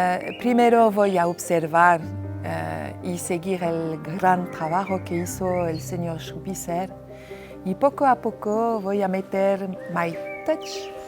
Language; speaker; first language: Spanish; non-native, fluent; French